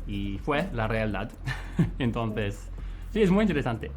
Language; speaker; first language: Spanish; non-native, fluent; English